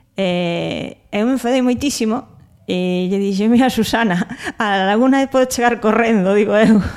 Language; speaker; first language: Galician; non-native, local second language; Spanish